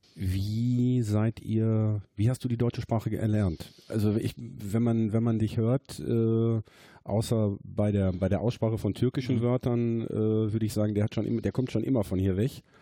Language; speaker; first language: German; native; German